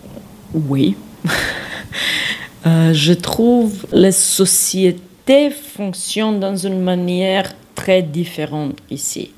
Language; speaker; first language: French; non-native, fluent; Serbian